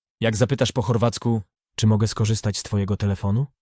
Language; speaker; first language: Polish; native; Polish